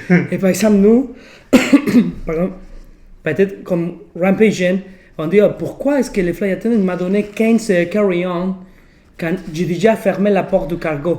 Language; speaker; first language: French; non-native, fluent; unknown